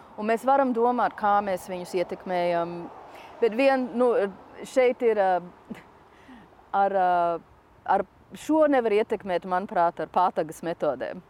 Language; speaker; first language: Latvian; early bilingual, heritage; Latvian